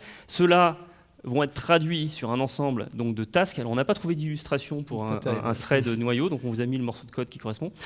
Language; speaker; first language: French; native; French